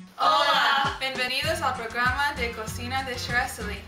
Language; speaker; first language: Spanish; non-native, learner; English